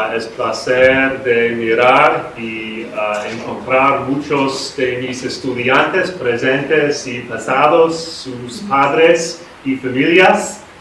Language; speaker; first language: Spanish; non-native, learner; English